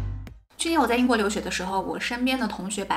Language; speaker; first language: Chinese; native; Chinese